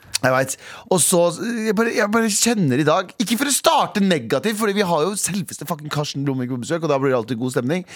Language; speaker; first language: Norwegian; early bilingual, other home language; Kurdish